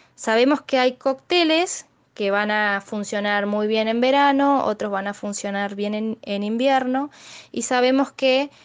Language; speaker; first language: Spanish; native; Spanish